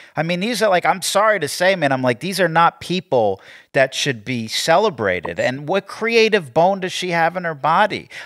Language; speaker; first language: English; native; English